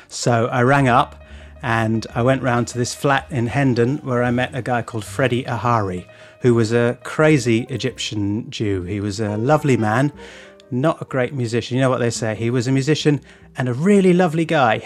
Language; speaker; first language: English; native; English